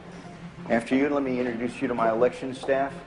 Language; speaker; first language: English; native; English